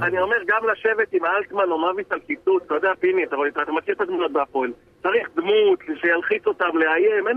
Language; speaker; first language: Hebrew; native; Hebrew